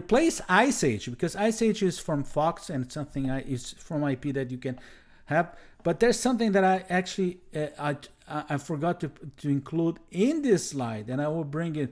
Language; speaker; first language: English; non-native, fluent; Portuguese